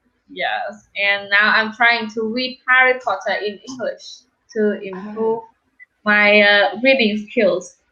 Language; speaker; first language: English; non-native, learner; Vietnamese